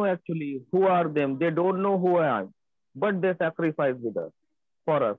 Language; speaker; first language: English; non-native, local second language; Hindi